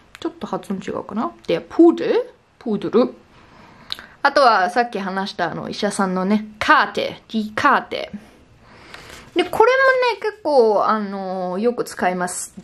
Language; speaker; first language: Japanese; non-native, fluent; German